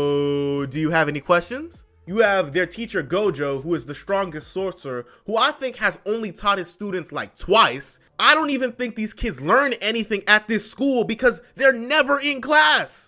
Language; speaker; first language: English; native; English